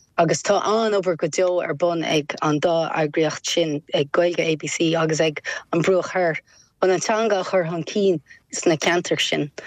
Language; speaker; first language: Irish; non-native, local second language; English